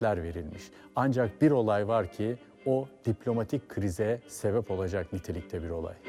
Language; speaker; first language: Turkish; native; Turkish